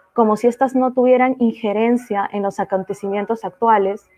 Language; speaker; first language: Spanish; native; Spanish